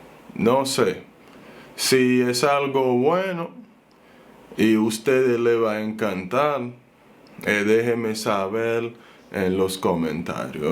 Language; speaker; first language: Spanish; non-native, fluent; Haitian Creole